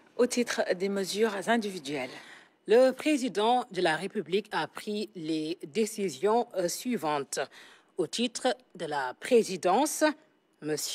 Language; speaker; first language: French; non-native, local second language; Wolof